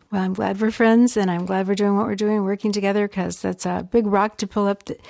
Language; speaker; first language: English; native; English